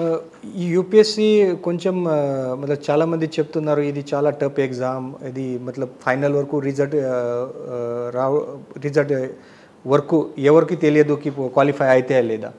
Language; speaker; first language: Telugu; non-native, learner; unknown